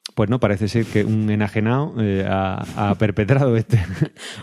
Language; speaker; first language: Spanish; native; Spanish